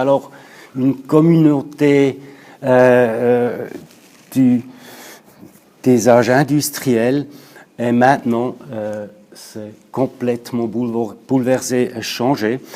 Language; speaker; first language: French; non-native, local second language; German